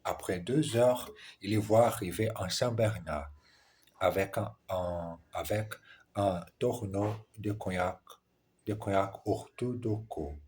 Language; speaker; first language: French; non-native, learner; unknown